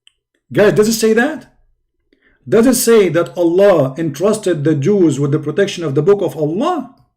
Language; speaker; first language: English; non-native, fluent; Arabic